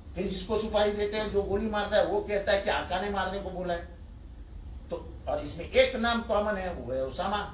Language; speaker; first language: Hindi; non-native, local second language; Marathi